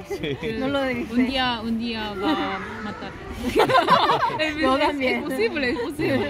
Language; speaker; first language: Spanish; non-native, learner; Korean